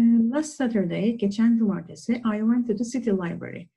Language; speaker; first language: English; non-native, fluent; Turkish